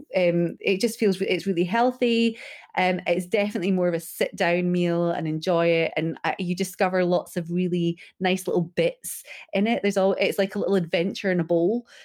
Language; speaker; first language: English; early bilingual, other home language; Urdu